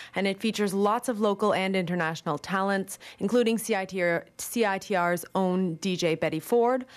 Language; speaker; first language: English; native; English